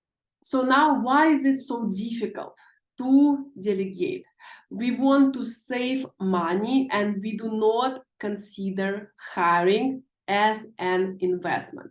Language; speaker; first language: English; non-native, fluent; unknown